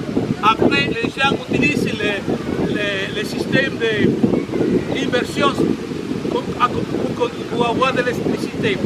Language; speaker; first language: French; non-native, fluent; Spanish